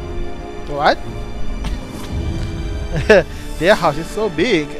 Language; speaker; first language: English; non-native, local second language; Malay